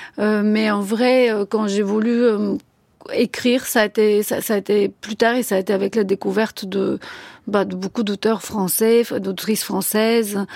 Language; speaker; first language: French; non-native, fluent; Bulgarian